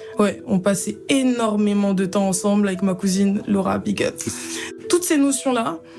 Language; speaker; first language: French; native; French